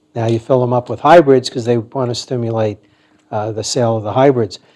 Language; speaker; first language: English; native; English